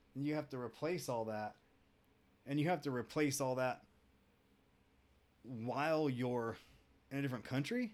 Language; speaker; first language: English; native; English